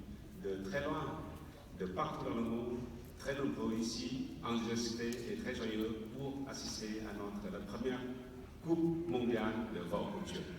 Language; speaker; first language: French; non-native, fluent; Vietnamese